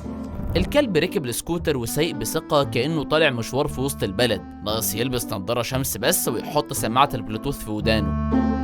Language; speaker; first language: Arabic; native; Arabic